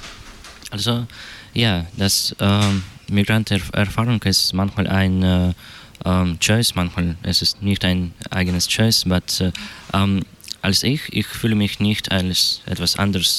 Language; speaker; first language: German; non-native, learner; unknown